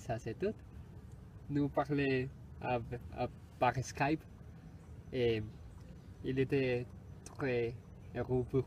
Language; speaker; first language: French; non-native, learner; Spanish